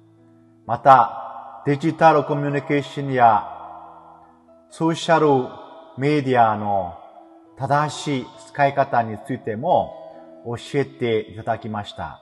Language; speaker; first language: Japanese; non-native, fluent; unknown